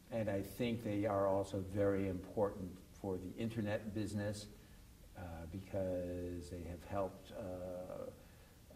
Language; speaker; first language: English; native; English